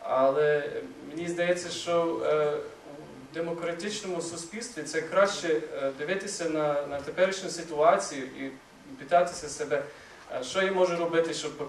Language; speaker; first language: Ukrainian; non-native, fluent; English